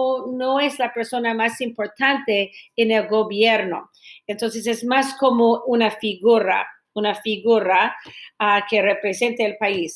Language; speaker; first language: Spanish; non-native, fluent; English